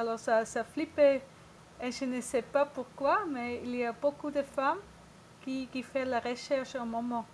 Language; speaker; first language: French; non-native, learner; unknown